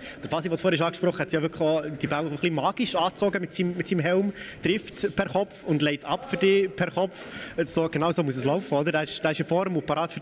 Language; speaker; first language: German; native; German